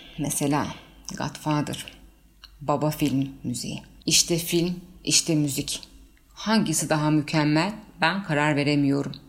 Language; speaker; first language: Turkish; native; Turkish